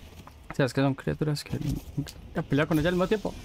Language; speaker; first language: Spanish; native; Spanish